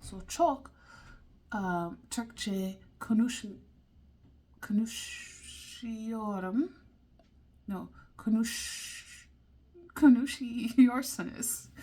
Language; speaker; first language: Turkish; non-native, learner; English